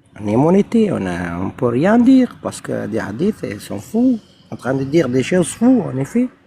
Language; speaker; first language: French; non-native, learner; Arabic